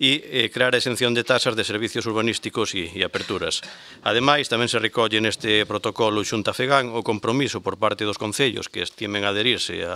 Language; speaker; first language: Galician; native; Galician